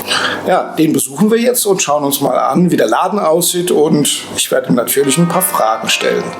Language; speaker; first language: German; native; German